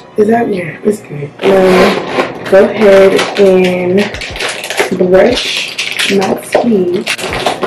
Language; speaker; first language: English; native; English